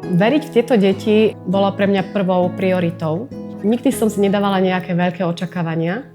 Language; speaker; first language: Slovak; non-native, local second language; Romany